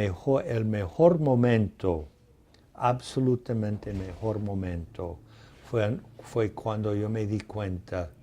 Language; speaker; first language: Spanish; non-native, fluent; English